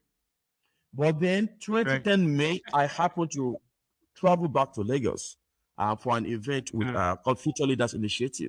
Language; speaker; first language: English; non-native, local second language; Yoruba